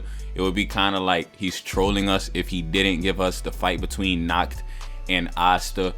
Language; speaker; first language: English; native; English